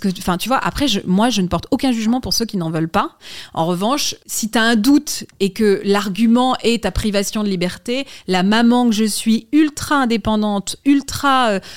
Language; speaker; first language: French; native; French